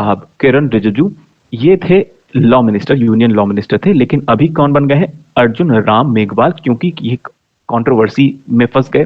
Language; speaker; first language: Hindi; native; Hindi